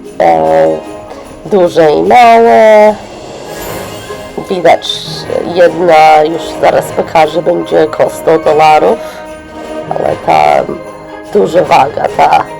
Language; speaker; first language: Polish; early bilingual, heritage; English